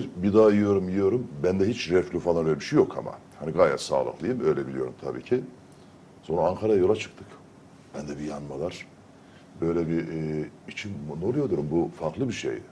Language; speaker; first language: Turkish; native; Turkish